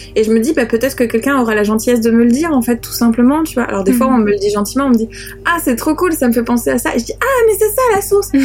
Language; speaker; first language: French; native; French